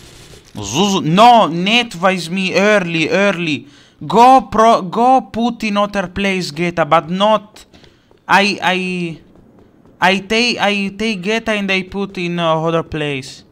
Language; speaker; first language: English; non-native, learner; Italian